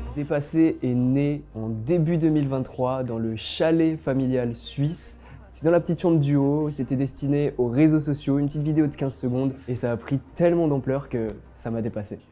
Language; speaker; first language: French; native; French